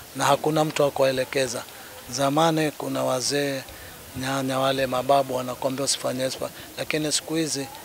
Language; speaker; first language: Swahili; native; Swahili